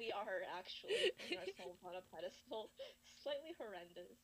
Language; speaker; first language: English; native; English